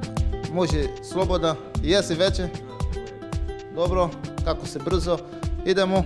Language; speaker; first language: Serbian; non-native, learner; Portuguese